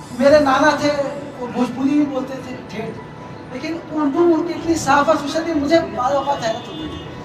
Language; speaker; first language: Urdu; native; Urdu